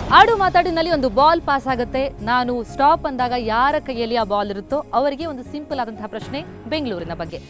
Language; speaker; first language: Kannada; native; Kannada